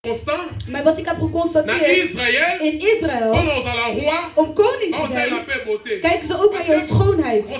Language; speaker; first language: Dutch; non-native, learner; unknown